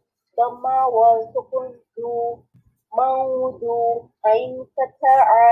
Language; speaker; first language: Arabic; non-native, learner; Bangla